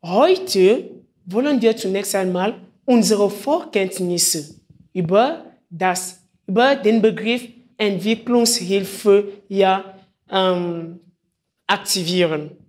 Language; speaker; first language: German; non-native, fluent; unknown